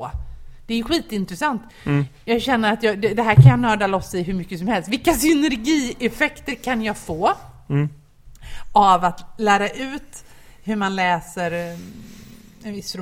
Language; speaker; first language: Swedish; native; Swedish